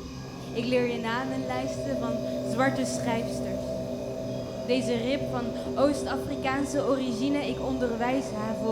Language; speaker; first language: Dutch; early bilingual, other home language; Kinyarwanda